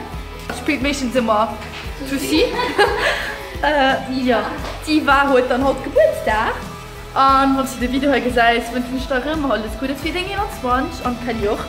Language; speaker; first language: German; non-native, learner; Luxembourgish